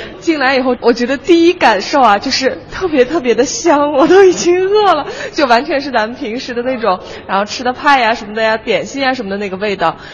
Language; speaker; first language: Chinese; native; Chinese